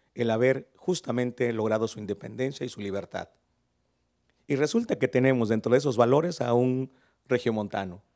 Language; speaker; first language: Spanish; native; Spanish